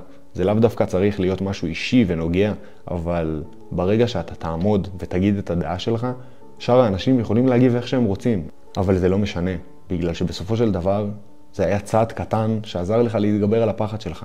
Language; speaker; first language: Hebrew; native; Hebrew